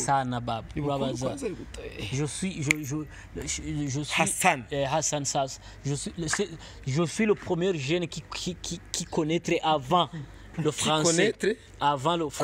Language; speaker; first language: French; non-native, local second language; Rundi